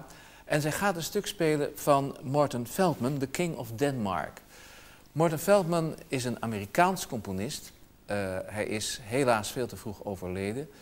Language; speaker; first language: Dutch; native; Dutch